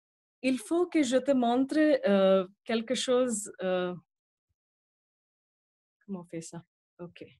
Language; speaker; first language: French; non-native, fluent; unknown